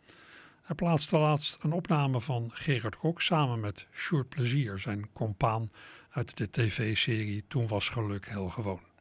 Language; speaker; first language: Dutch; native; Dutch